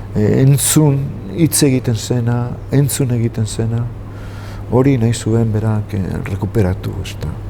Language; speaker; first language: Basque; native; Basque